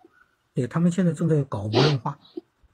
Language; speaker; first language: Chinese; native; Chinese